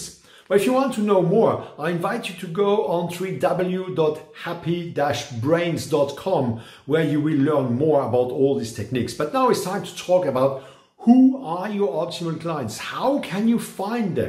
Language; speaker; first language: English; non-native, fluent; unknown